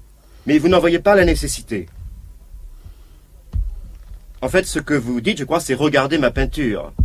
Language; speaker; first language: French; native; French